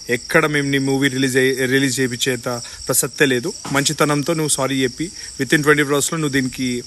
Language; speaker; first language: Telugu; non-native, local second language; Lambadi